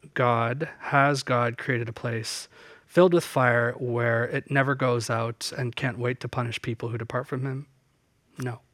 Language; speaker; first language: English; native; English